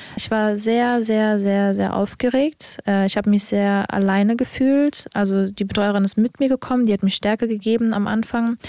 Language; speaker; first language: German; early bilingual, other home language; Serbian